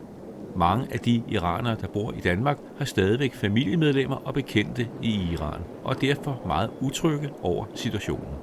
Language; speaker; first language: Danish; native; Danish